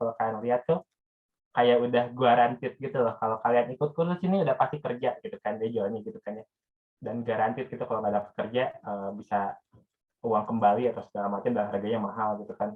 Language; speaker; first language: Indonesian; native; Indonesian